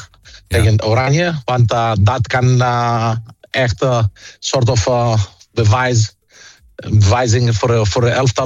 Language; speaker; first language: Dutch; non-native, fluent; Greek